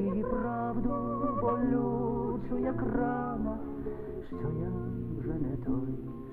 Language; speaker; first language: Ukrainian; native; Ukrainian